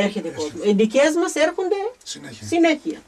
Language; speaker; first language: Greek; early bilingual, heritage; Greek